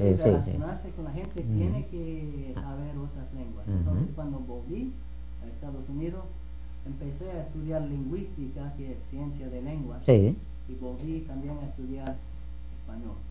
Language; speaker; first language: Spanish; non-native, fluent; English